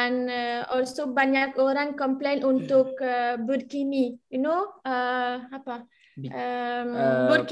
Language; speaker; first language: Indonesian; non-native, learner; French